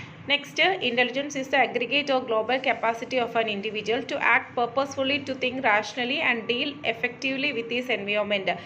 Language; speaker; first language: English; non-native, local second language; Malayalam